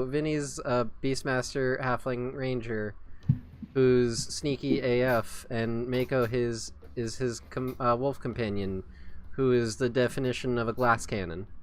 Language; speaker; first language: English; native; English